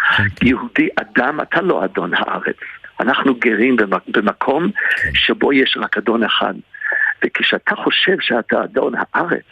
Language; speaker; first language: Hebrew; non-native, fluent; English